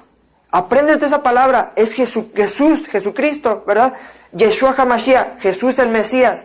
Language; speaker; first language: Spanish; native; Spanish